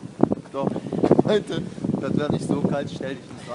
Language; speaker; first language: German; native; German